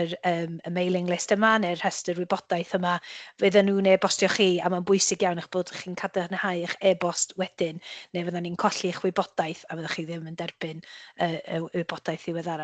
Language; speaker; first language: Welsh; native; Welsh